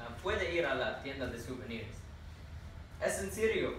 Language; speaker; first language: Spanish; non-native, learner; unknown